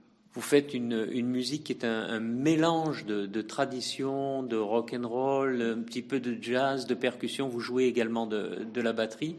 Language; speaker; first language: French; native; French